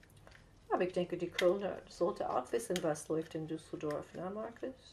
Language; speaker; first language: German; non-native, fluent; English